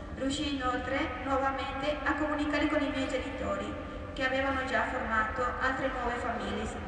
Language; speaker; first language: Italian; non-native, fluent; Spanish